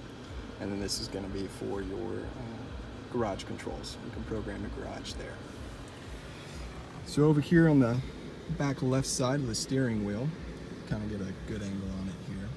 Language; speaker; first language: English; native; English